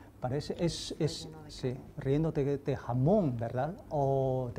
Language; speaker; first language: Spanish; non-native, fluent; Chinese